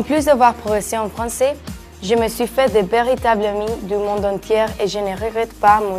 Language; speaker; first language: French; non-native, fluent; Spanish